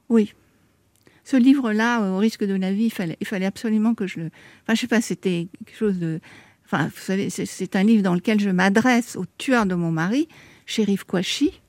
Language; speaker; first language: French; native; French